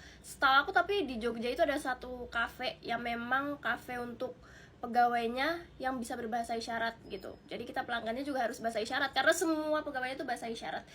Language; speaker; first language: Indonesian; native; Indonesian